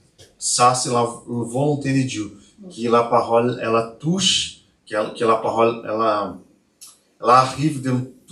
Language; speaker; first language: French; non-native, learner; Portuguese